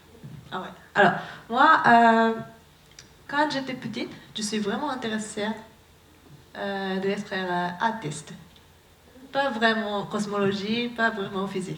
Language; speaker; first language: French; non-native, learner; Japanese